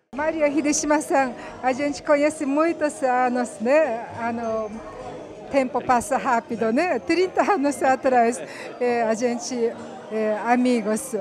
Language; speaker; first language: Portuguese; non-native, learner; Japanese